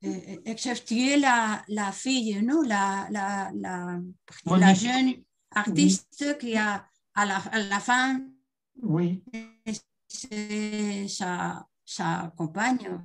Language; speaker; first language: French; non-native, learner; Spanish